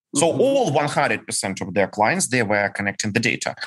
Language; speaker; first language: English; non-native, fluent; Ukrainian